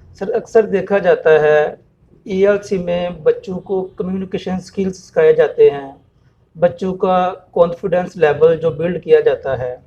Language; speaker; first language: Urdu; non-native, local second language; Punjabi